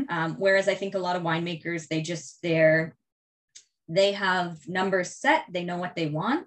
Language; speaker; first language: English; native; English